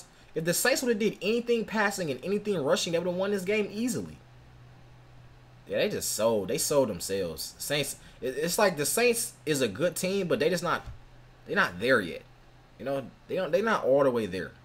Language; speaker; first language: English; native; English